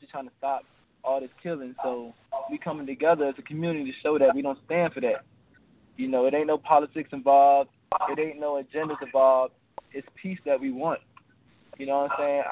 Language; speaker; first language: English; native; English